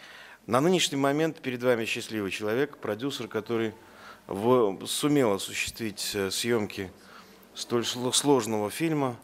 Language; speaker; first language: Russian; native; Russian